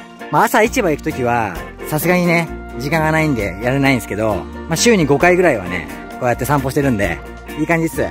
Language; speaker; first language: Japanese; native; Japanese